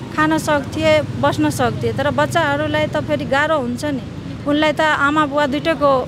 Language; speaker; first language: Nepali; non-native, local second language; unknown